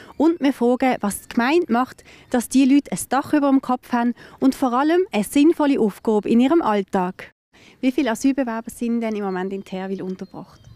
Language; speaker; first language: German; native; German